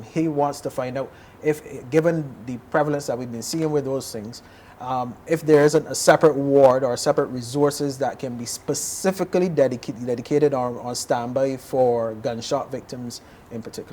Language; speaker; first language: English; native; English